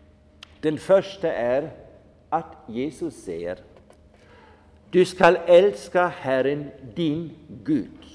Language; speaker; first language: Swedish; non-native, fluent; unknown